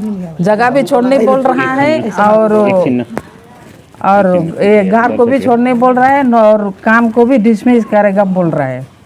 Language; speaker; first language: Hindi; non-native, local second language; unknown